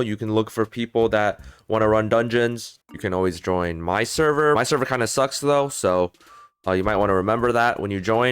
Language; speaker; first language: English; native; English